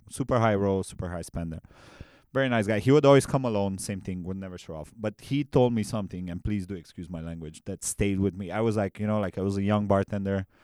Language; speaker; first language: English; non-native, fluent; Romanian